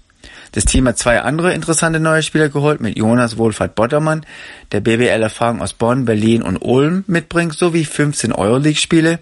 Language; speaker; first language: German; native; German